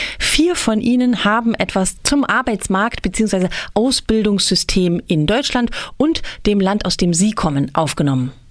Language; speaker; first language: German; native; German